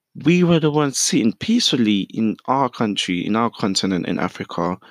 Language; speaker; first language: English; early bilingual, other home language; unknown